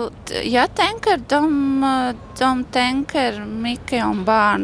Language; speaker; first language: Swedish; non-native, learner; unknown